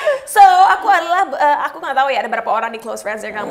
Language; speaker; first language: Indonesian; native; Indonesian